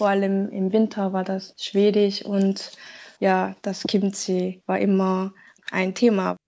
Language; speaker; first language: German; non-native, learner; Korean